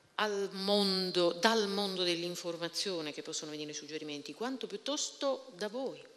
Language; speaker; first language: Italian; native; Italian